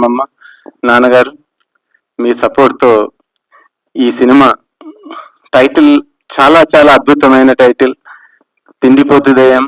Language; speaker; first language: Telugu; native; Telugu